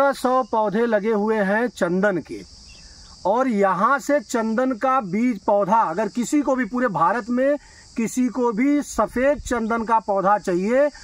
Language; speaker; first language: Hindi; native; Hindi